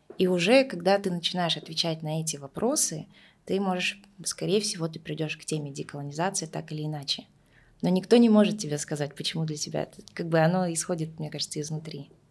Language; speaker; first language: Russian; native; Russian